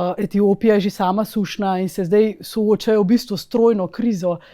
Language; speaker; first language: Slovenian; native; Slovenian